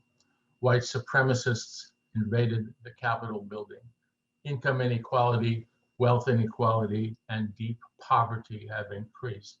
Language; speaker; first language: English; native; English